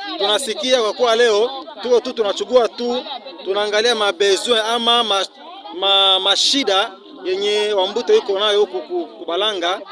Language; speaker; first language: Swahili; native; Swahili